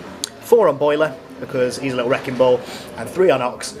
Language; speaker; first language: English; native; English